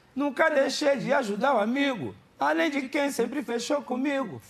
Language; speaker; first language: Portuguese; native; Portuguese